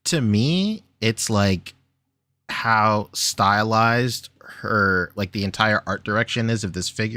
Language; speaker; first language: English; native; English